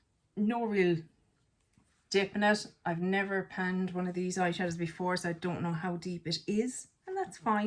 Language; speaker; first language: English; native; English